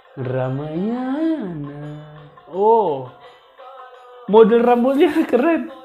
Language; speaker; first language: Indonesian; native; Indonesian